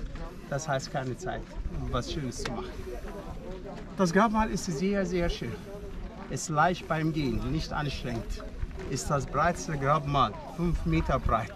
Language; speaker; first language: German; non-native, fluent; Arabic